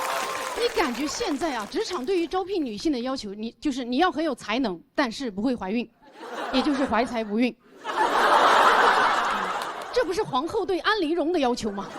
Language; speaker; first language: Chinese; native; Chinese